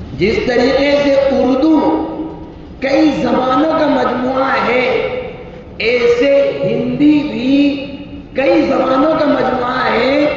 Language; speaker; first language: Urdu; native; Urdu